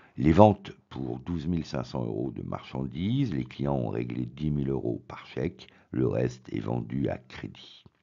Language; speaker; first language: French; native; French